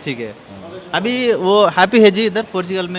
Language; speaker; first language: Hindi; non-native, local second language; Telugu